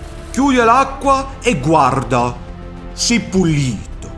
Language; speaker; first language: Italian; non-native, learner; Swedish